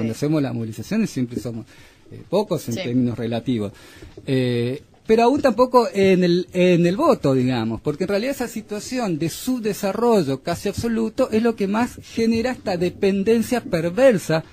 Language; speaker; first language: Spanish; native; Spanish